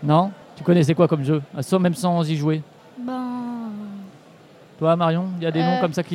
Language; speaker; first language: French; native; French